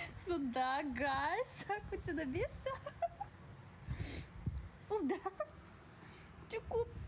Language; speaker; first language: Indonesian; non-native, learner; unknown